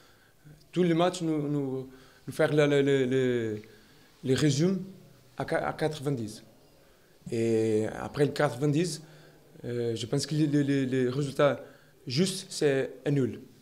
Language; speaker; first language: French; non-native, learner; Portuguese